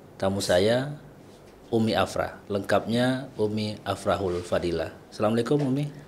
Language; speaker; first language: Indonesian; native; Indonesian